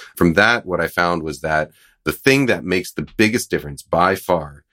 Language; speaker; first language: English; native; English